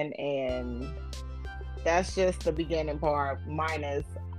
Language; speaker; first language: English; native; English